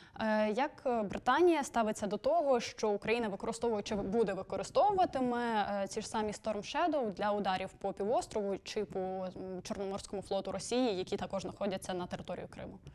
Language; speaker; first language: Ukrainian; native; Ukrainian